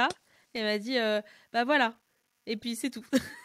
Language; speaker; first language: French; native; French